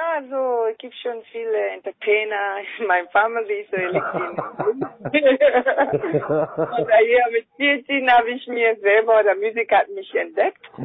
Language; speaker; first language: German; non-native, fluent; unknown